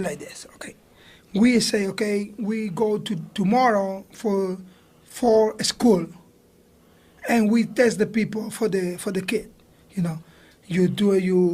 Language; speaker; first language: English; non-native, learner; Spanish